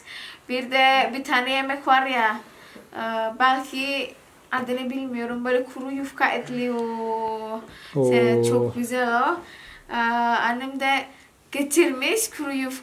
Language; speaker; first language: Turkish; non-native, learner; Indonesian